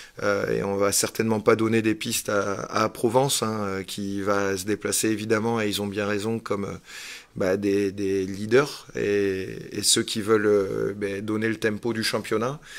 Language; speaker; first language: French; native; French